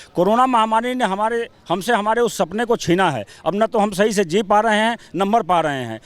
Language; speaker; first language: Hindi; native; Hindi